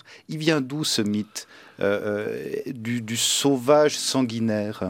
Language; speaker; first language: French; native; French